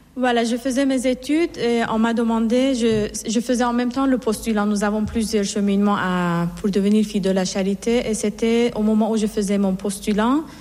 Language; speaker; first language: French; non-native, fluent; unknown